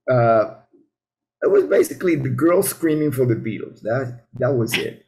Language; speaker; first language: English; early bilingual, other home language; Spanish